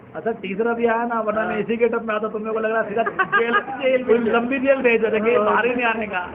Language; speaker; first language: Hindi; native; Hindi